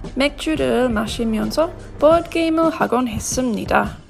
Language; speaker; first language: Korean; non-native, learner; English